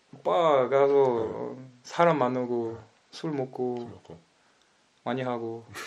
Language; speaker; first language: Korean; early bilingual, heritage; English